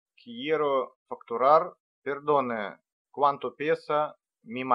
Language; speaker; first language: Spanish; non-native, learner; Russian